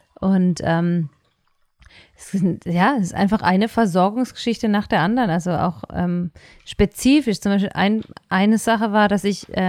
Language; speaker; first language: German; native; German